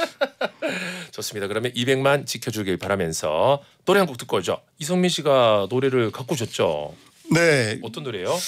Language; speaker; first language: Korean; native; Korean